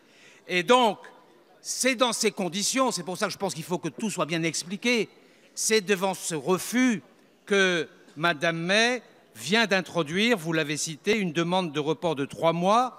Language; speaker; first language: French; native; French